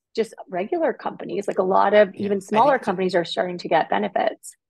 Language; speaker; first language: English; native; English